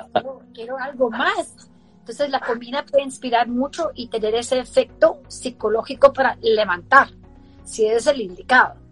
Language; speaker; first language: Spanish; early bilingual, heritage; Spanish